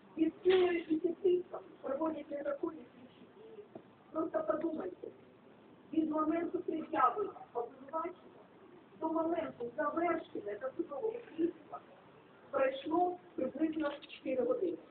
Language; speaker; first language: Ukrainian; non-native, local second language; Russian